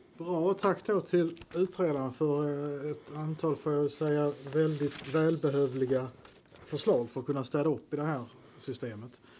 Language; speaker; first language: Swedish; native; Swedish